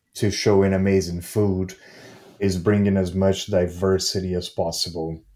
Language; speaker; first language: English; non-native, fluent; Portuguese